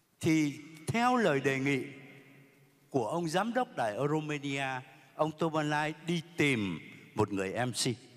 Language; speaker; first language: Vietnamese; native; Vietnamese